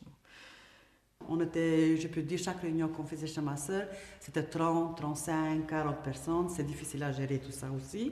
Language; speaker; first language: French; non-native, fluent; Albanian